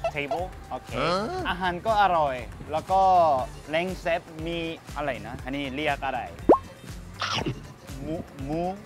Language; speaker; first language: Thai; non-native, fluent; Korean